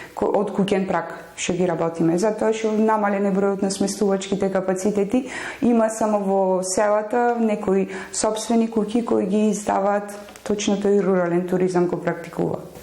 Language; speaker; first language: Macedonian; native; Macedonian